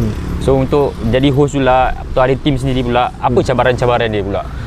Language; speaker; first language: Malay; native; Malay